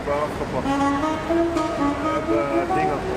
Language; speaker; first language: Dutch; non-native, learner; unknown